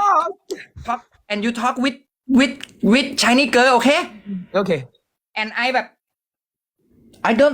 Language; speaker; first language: English; non-native, learner; Thai